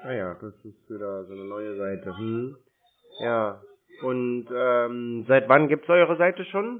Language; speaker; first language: German; native; German